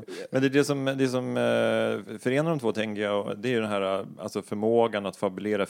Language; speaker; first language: Swedish; native; Swedish